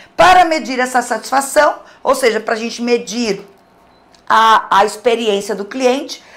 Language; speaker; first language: Portuguese; native; Portuguese